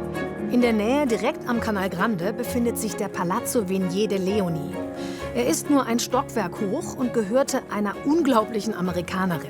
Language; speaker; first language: German; native; German